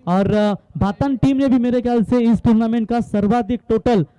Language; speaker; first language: Hindi; non-native, local second language; Marathi